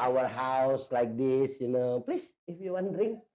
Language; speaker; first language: English; non-native, learner; Indonesian